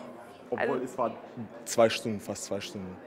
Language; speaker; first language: German; non-native, fluent; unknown